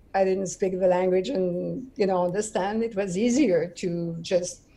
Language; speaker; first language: English; non-native, fluent; French